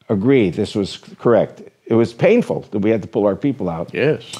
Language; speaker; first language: English; native; English